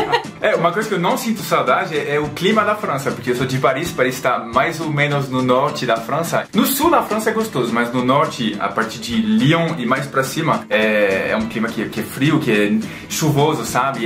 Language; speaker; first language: Portuguese; non-native, fluent; French